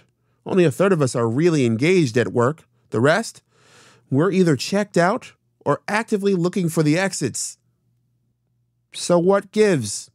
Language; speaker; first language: English; native; English